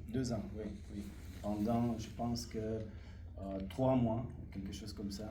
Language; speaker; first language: French; non-native, fluent; Romanian